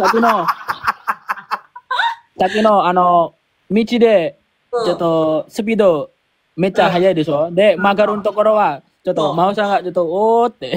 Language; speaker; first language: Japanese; non-native, learner; Javanese